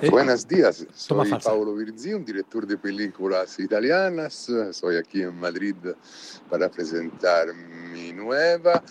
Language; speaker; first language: Spanish; non-native, learner; Italian